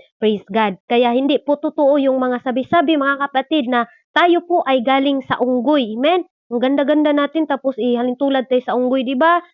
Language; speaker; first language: Filipino; non-native, local second language; Cebuano